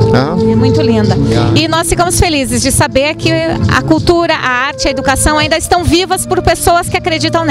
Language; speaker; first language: Portuguese; native; Portuguese